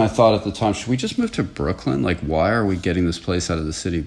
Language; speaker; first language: English; native; English